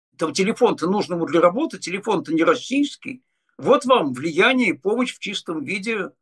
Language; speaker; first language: Russian; native; Russian